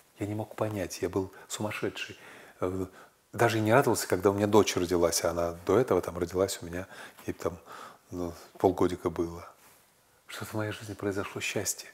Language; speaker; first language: Russian; native; Russian